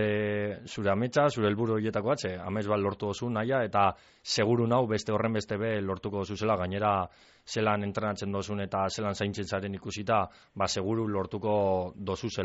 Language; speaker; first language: Basque; native; Basque